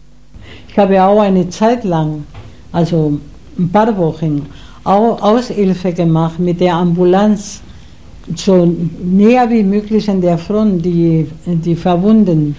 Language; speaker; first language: German; non-native, learner; Spanish